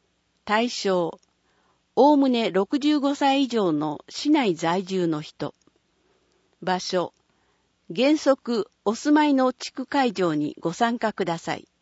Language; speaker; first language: Japanese; native; Japanese